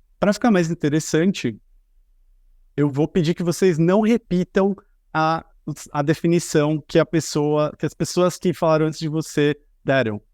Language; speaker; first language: Portuguese; native; Portuguese